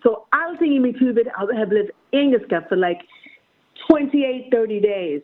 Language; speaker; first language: Swedish; non-native, learner; English